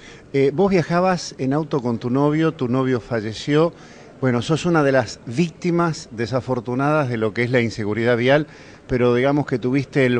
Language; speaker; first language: Spanish; native; Spanish